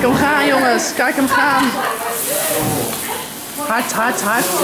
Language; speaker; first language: Dutch; native; Dutch